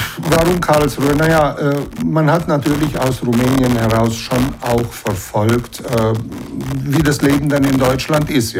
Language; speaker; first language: German; early bilingual, heritage; German